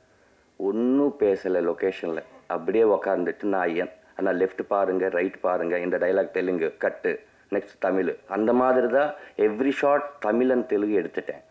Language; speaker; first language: Tamil; non-native, learner; Telugu